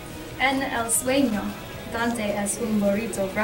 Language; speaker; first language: Spanish; non-native, learner; English